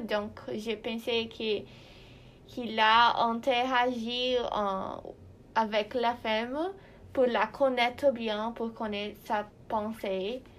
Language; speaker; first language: French; non-native, learner; Portuguese